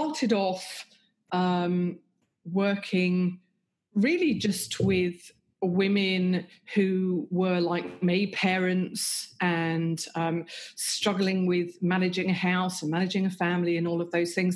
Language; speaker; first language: English; native; English